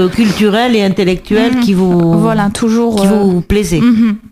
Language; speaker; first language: French; native; French